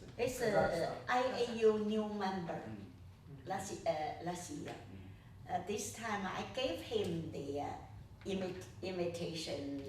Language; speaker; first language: English; non-native, learner; Chinese